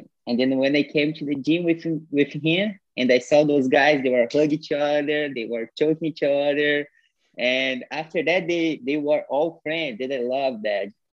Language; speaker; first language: English; non-native, fluent; Portuguese